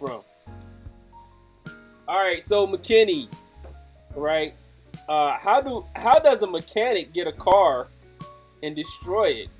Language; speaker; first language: English; native; English